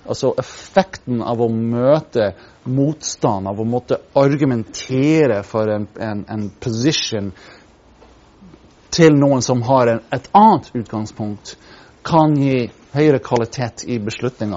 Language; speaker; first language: Norwegian; non-native, fluent; English